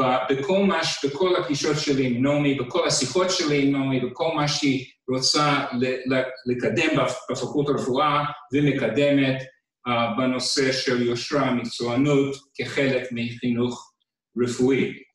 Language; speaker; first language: Hebrew; non-native, fluent; English